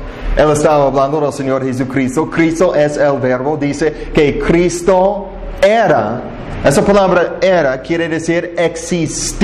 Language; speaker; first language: Spanish; non-native, fluent; English